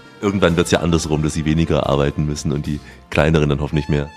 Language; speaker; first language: German; native; German